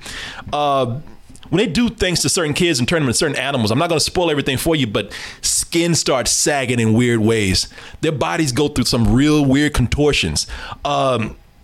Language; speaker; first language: English; native; English